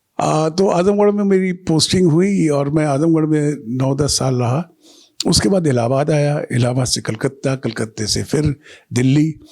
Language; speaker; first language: Hindi; non-native, local second language; Bangla